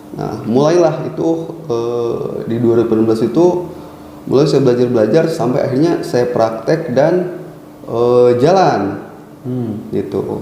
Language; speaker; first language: Indonesian; native; Indonesian